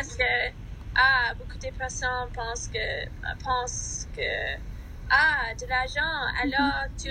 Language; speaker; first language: French; non-native, learner; English